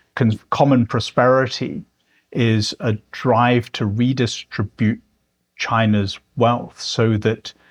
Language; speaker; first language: English; native; English